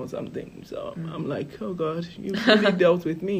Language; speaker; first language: English; non-native, local second language; Ewe